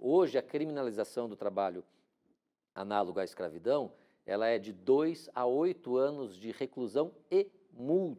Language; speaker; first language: Portuguese; native; Portuguese